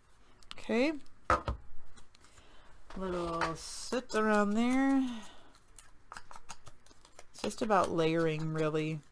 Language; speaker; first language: English; native; English